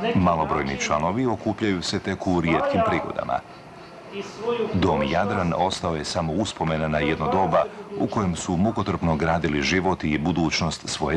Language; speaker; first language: Croatian; native; Croatian